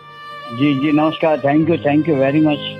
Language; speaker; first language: Hindi; native; Hindi